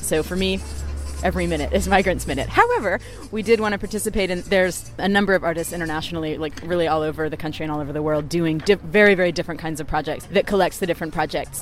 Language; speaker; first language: English; native; English